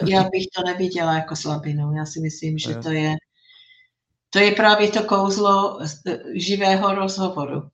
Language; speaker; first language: Czech; non-native, fluent; English